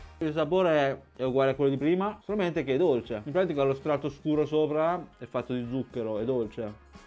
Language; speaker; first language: Italian; early bilingual, other home language; Chinese